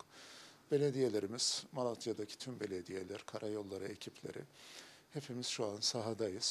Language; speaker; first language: Turkish; native; Turkish